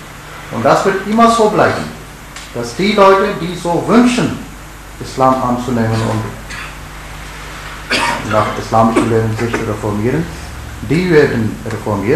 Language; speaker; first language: German; non-native, learner; Urdu